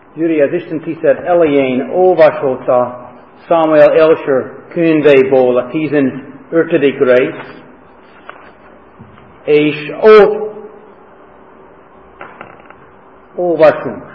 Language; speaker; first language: Hungarian; non-native, fluent; English